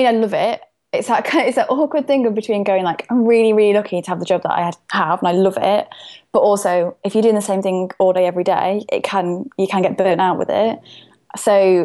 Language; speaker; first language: English; native; English